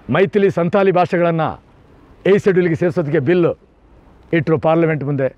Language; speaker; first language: Kannada; non-native, local second language; Kodava